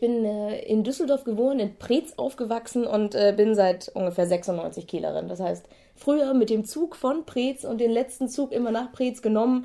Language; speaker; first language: German; native; German